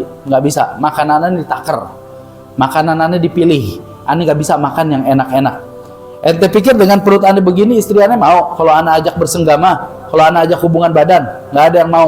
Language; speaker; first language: Indonesian; native; Indonesian